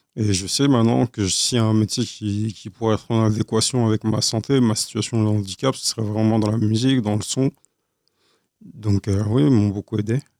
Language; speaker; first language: French; native; French